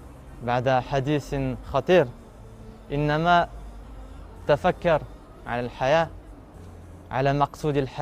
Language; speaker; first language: Arabic; non-native, learner; French